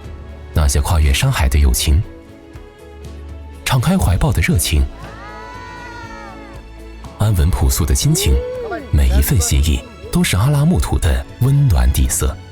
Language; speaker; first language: Chinese; native; Chinese